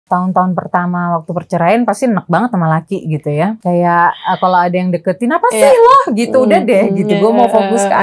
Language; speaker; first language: Indonesian; native; Indonesian